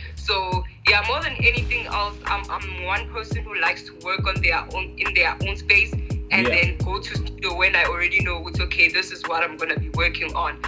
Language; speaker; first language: English; non-native, local second language; Zulu